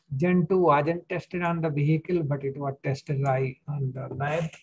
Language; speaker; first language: English; non-native, local second language; Hindi